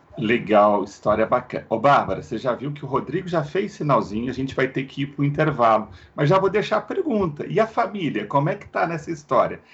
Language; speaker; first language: Portuguese; native; Portuguese